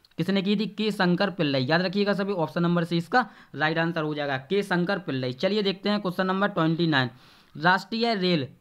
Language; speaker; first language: Hindi; native; Hindi